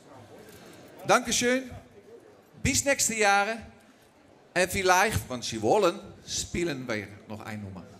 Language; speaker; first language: German; non-native, learner; Dutch